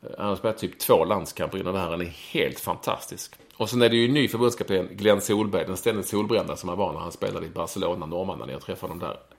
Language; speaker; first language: Swedish; native; Swedish